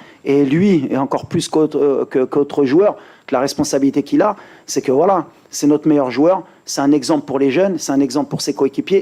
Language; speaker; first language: French; native; French